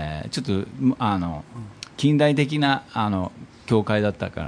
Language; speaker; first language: Japanese; non-native, fluent; English